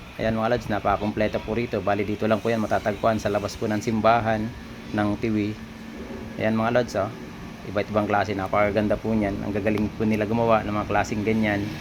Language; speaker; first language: Filipino; non-native, local second language; Bikol